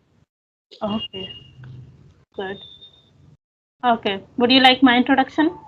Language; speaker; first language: English; non-native, local second language; Hindi